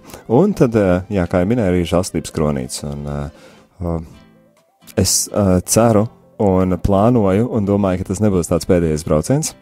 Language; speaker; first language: Latvian; native; Latvian